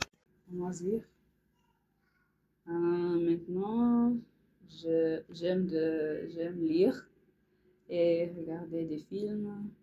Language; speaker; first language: French; non-native, learner; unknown